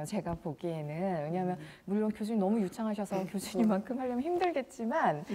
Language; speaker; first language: Korean; native; Korean